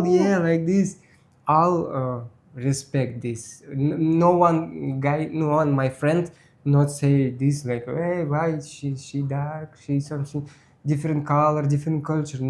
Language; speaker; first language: English; non-native, learner; Russian